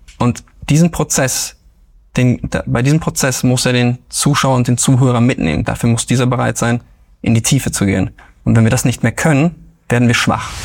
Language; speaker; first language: German; native; German